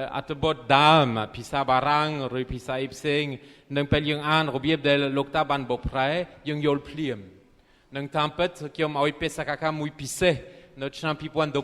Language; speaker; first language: Khmer; non-native, fluent; French